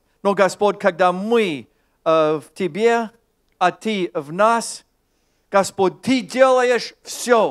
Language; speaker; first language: Russian; non-native, fluent; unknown